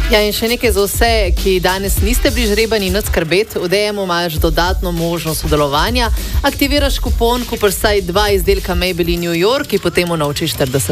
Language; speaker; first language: Slovenian; native; Slovenian